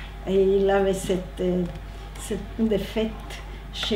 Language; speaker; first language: French; non-native, learner; Spanish